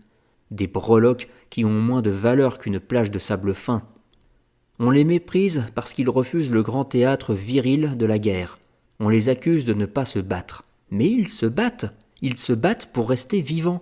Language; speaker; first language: French; native; French